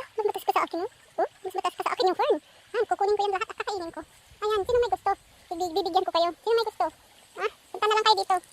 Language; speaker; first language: Filipino; non-native, local second language; Iloko